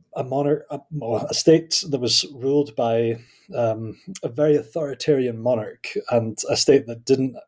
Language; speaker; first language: English; native; English